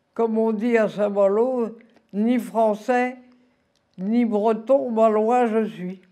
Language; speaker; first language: French; native; French